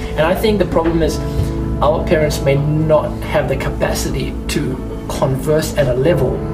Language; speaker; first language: English; native; English